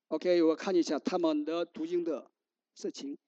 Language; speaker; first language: Chinese; non-native, learner; Korean